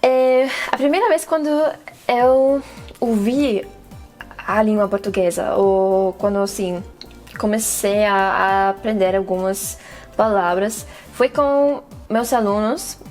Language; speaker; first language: Portuguese; non-native, fluent; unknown